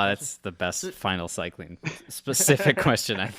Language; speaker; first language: English; native; English